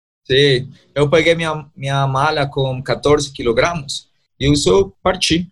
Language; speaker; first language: Portuguese; non-native, learner; Spanish